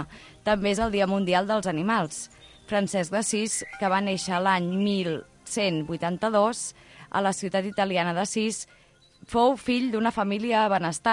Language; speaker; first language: Catalan; native; Catalan